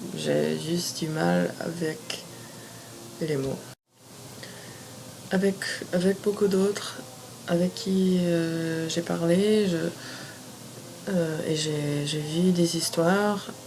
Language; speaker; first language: French; non-native, fluent; English